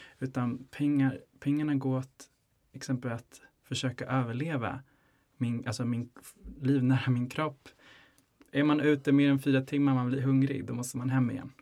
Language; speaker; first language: Swedish; non-native, local second language; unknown